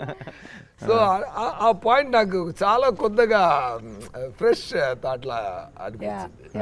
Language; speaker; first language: Telugu; non-native, learner; Tamil